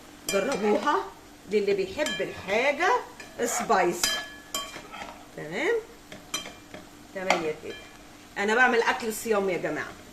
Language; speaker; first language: Arabic; native; Arabic